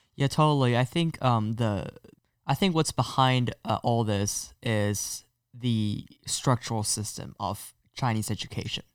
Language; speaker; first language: English; non-native, fluent; Chinese